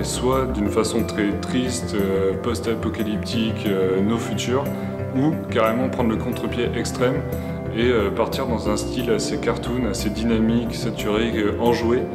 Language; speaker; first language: French; native; French